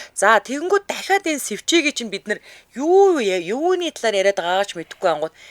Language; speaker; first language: Mongolian; native; Mongolian